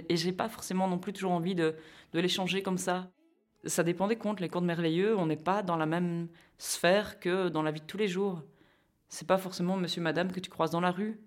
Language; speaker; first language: French; native; French